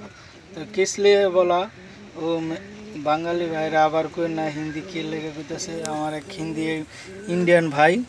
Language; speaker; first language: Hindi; non-native, learner; Bangla